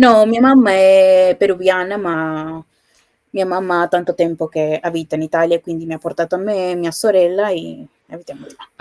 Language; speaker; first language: Italian; non-native, learner; Spanish